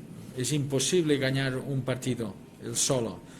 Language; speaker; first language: Portuguese; non-native, learner; Spanish